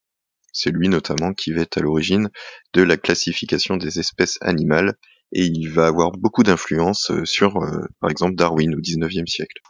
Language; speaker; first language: French; native; French